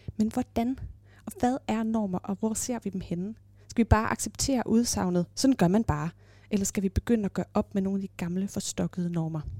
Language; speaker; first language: Danish; native; Danish